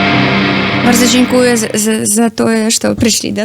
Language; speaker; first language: Polish; non-native, learner; Belarusian